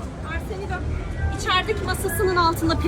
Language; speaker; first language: Turkish; native; Turkish